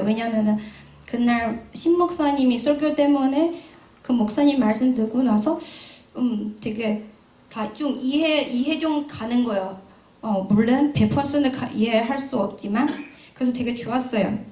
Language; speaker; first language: Korean; non-native, learner; Chinese